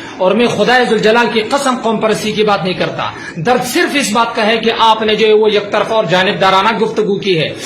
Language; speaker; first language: Urdu; non-native, local second language; Pashto